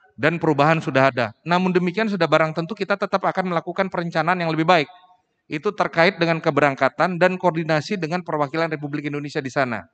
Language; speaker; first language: Indonesian; native; Indonesian